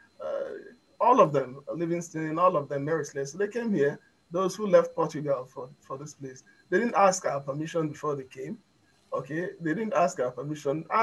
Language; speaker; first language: English; non-native, local second language; Igbo